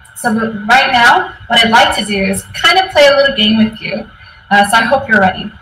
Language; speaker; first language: English; native; English